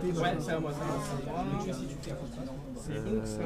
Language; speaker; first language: French; native; French